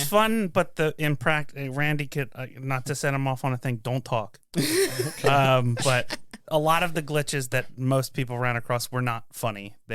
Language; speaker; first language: English; native; English